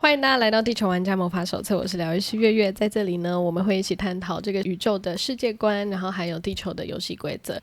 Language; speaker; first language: Chinese; native; Chinese